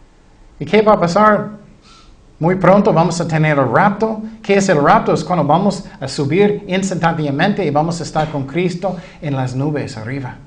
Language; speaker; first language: Spanish; non-native, fluent; English